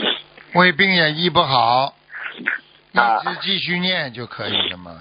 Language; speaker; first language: Chinese; native; Chinese